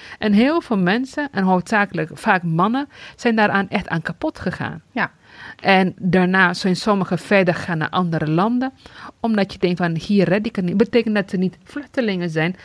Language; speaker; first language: Dutch; non-native, fluent; Tigrinya